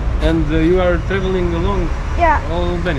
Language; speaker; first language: English; non-native, fluent; Albanian